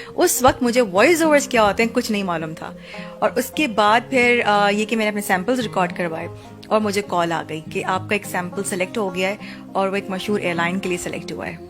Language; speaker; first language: Urdu; native; Urdu